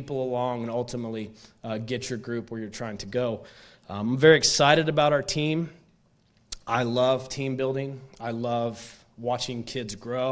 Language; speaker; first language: English; native; English